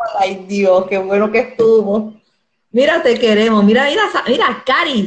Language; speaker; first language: Spanish; native; Spanish